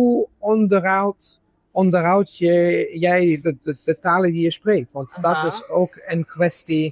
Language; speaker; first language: Dutch; non-native, fluent; Italian